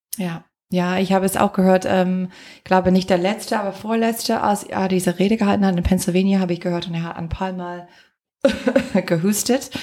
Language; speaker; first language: German; non-native, fluent; English